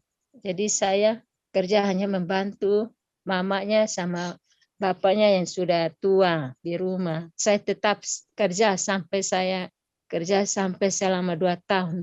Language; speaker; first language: Indonesian; non-native, local second language; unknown